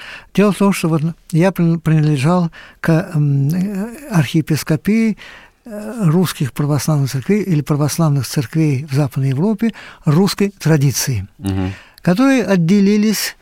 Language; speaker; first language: Russian; native; Russian